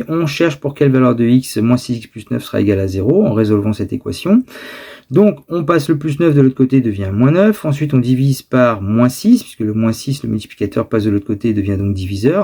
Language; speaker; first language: French; native; French